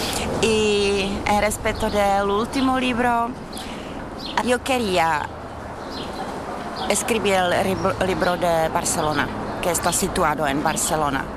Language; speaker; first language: Spanish; non-native, learner; Czech